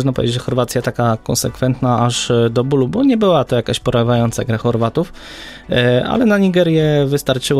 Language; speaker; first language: Polish; native; Polish